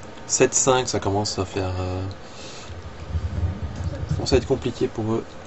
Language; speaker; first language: French; native; French